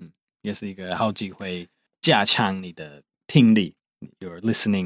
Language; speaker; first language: Chinese; non-native, fluent; English